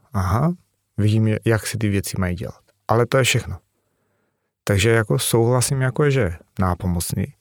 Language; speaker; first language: Czech; non-native, fluent; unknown